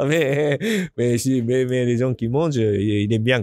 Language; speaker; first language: French; non-native, learner; Japanese